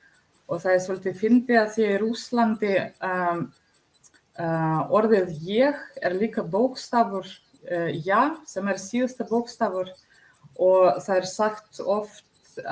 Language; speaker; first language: Icelandic; non-native, learner; Russian